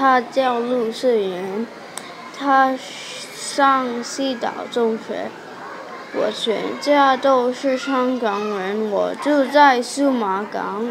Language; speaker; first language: Chinese; non-native, local second language; Cantonese